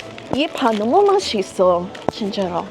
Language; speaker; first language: Korean; non-native, learner; English